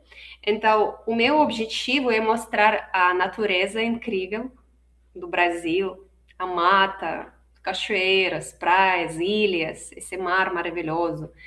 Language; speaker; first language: Portuguese; non-native, fluent; Russian